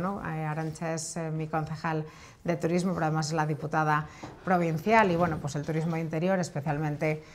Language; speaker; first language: Spanish; native; Spanish